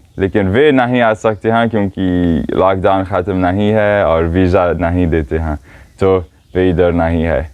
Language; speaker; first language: Hindi; non-native, learner; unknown